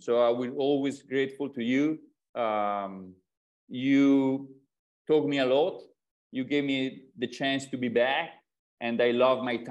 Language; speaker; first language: English; non-native, fluent; Italian